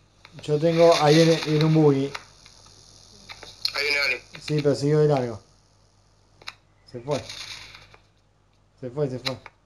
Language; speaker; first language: Spanish; native; Spanish